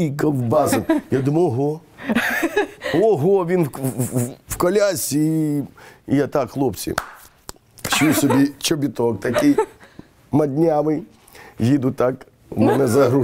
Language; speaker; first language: Ukrainian; non-native, local second language; Romany